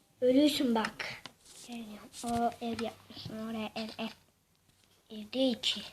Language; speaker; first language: Turkish; native; Turkish